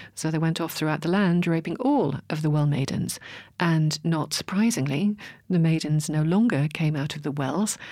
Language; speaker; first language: English; native; English